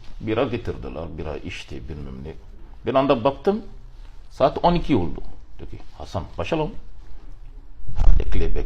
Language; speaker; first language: Turkish; non-native, learner; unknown